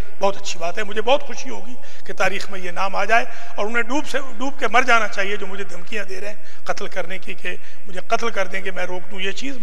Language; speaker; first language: Urdu; native; Urdu